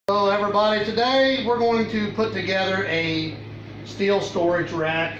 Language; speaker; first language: English; native; English